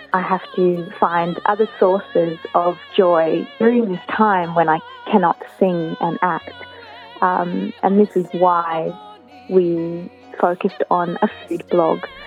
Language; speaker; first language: English; early bilingual, other home language; Italian